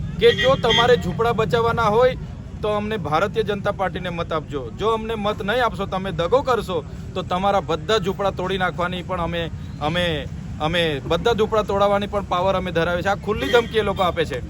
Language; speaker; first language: Gujarati; non-native, local second language; Vasavi